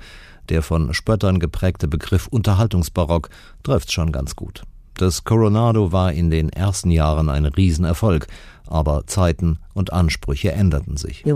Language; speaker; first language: German; native; German